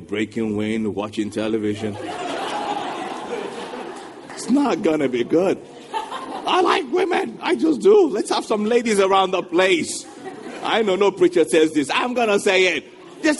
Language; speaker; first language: English; non-native, local second language; Yoruba